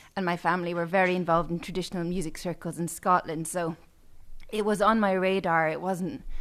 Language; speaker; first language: English; native; English